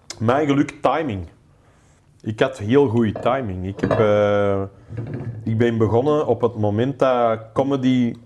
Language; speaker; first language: Dutch; non-native, local second language; English